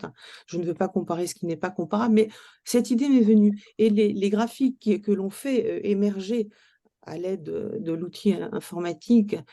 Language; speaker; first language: French; native; French